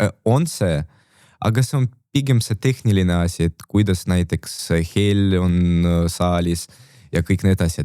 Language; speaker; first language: Estonian; non-native, local second language; Russian